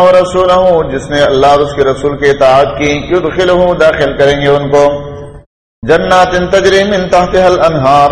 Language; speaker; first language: Urdu; non-native, local second language; Pashto